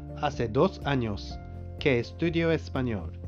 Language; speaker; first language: Spanish; non-native, fluent; Japanese